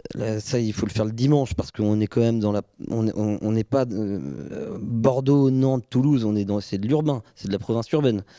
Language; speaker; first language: French; native; French